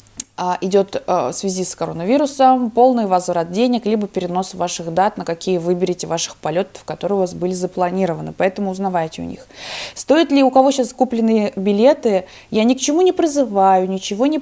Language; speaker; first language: Russian; native; Russian